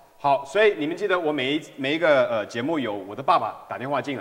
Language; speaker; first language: Chinese; early bilingual, heritage; Chinese